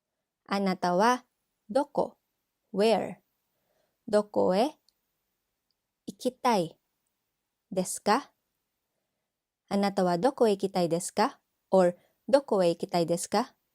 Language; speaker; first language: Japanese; non-native, fluent; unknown